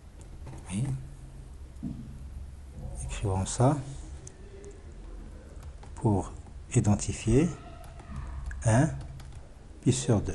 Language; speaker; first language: French; non-native, local second language; Arabic